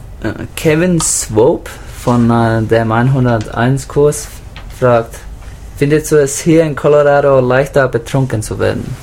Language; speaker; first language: German; non-native, learner; English